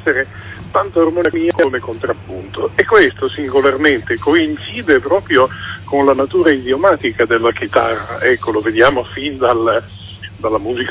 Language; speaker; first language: Italian; native; Italian